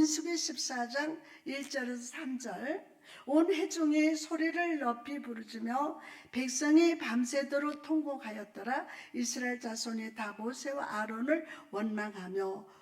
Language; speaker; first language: Korean; native; Korean